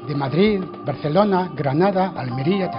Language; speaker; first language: Spanish; non-native, learner; Arabic